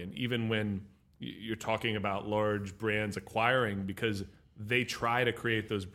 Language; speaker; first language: English; native; English